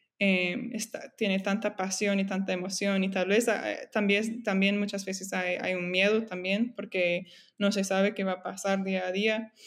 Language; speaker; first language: Spanish; non-native, fluent; English